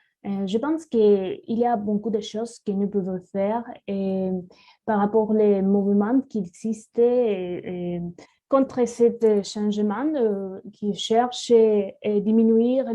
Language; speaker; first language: French; non-native, learner; Spanish